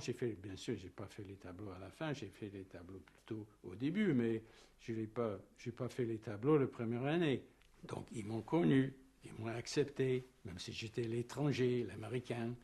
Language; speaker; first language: French; non-native, fluent; English